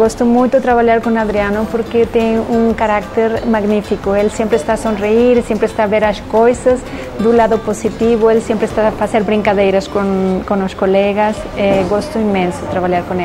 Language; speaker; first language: Portuguese; non-native, fluent; Spanish